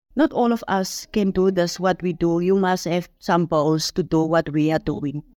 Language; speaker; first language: English; non-native, local second language; Afrikaans